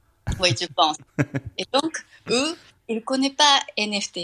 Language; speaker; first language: French; non-native, fluent; Japanese